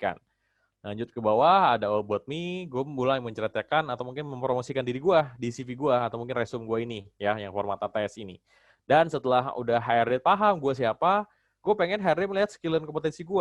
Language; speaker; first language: Indonesian; native; Indonesian